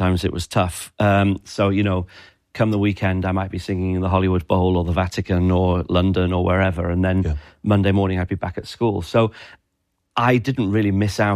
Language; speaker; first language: English; native; English